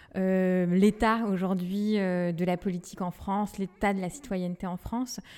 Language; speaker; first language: French; non-native, local second language; Malagasy